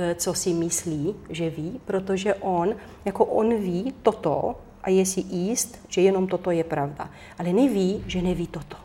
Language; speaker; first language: Czech; non-native, fluent; Romanian